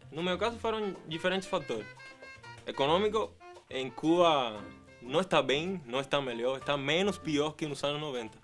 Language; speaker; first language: Portuguese; non-native, fluent; Spanish